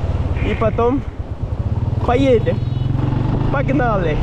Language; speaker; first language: Russian; non-native, learner; Urdu